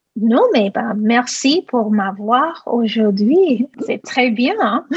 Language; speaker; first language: French; non-native, learner; English